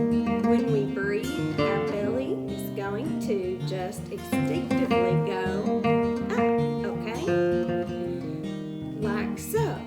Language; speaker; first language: English; native; English